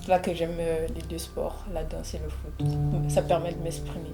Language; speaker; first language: French; early bilingual, other home language; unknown